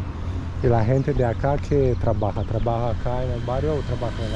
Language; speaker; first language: Spanish; non-native, learner; Romanian